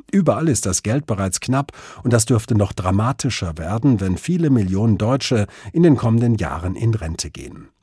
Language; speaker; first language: German; native; German